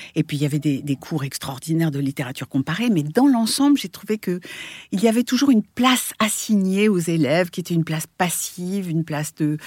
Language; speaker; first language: French; native; French